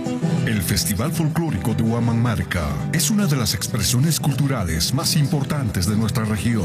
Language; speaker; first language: Spanish; native; Spanish